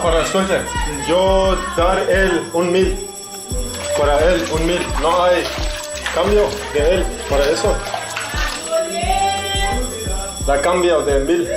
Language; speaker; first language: Spanish; non-native, learner; English